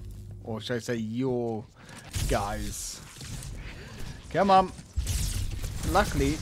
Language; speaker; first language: English; native; English